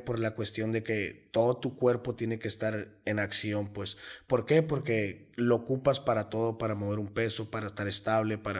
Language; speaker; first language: Spanish; native; Spanish